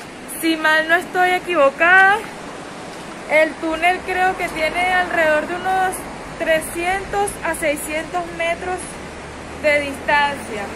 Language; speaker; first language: Spanish; native; Spanish